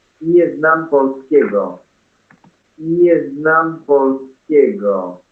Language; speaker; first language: Polish; non-native, learner; English